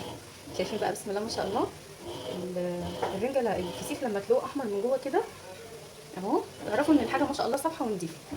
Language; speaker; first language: Arabic; native; Arabic